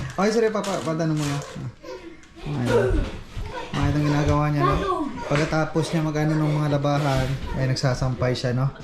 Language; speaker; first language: Filipino; native; Filipino